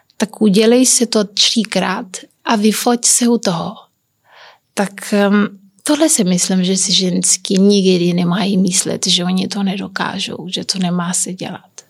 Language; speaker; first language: Czech; non-native, learner; Kabuverdianu